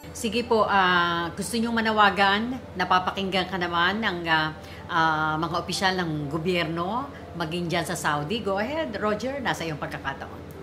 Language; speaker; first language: Filipino; native; Filipino